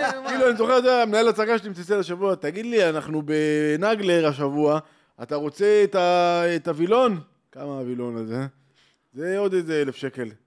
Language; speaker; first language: Hebrew; native; Hebrew